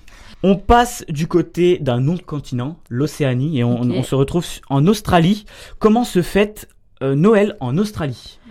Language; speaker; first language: French; native; French